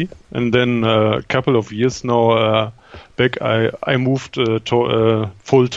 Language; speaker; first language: English; non-native, fluent; German